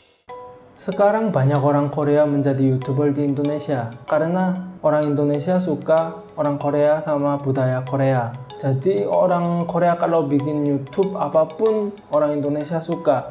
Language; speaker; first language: Indonesian; non-native, fluent; Korean